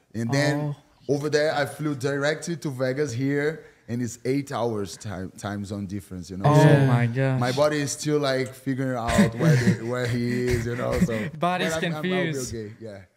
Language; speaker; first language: English; non-native, fluent; Portuguese